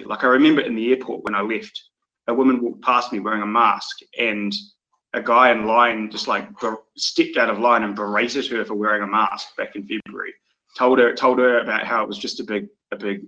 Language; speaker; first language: English; native; English